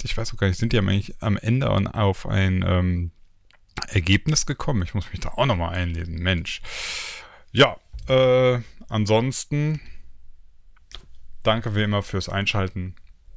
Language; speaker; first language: German; native; German